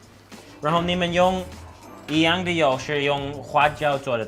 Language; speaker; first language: Chinese; non-native, learner; English